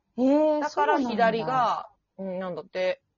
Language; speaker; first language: Japanese; native; Japanese